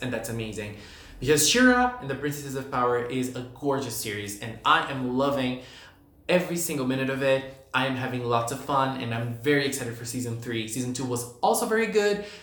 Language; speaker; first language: English; non-native, fluent; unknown